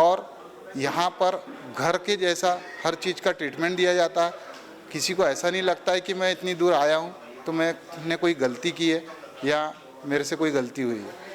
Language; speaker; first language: Hindi; native; Hindi